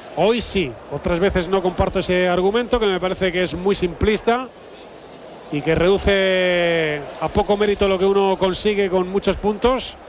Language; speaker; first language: Spanish; native; Spanish